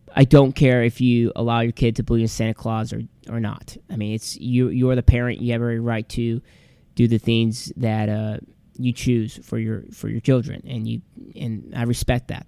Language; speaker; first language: English; native; English